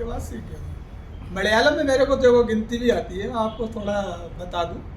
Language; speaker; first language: Hindi; native; Hindi